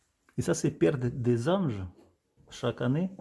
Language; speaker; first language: French; non-native, learner; Russian